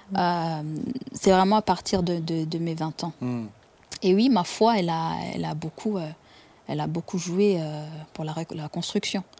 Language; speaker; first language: French; non-native, local second language; Kinyarwanda